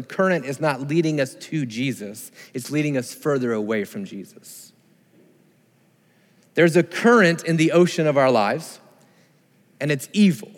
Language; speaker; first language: English; native; English